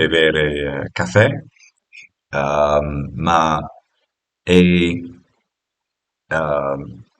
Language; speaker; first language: Italian; non-native, learner; English